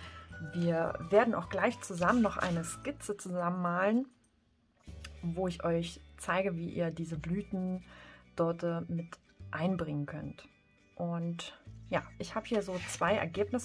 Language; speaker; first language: German; native; German